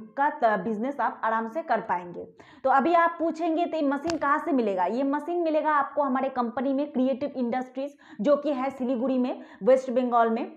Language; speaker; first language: Hindi; non-native, local second language; Bangla